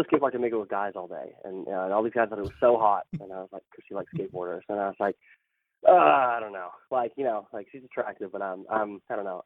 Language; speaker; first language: English; native; English